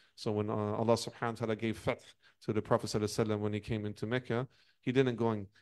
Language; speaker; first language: English; non-native, fluent; Persian